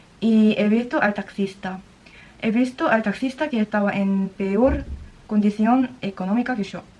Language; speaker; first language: Spanish; non-native, fluent; Korean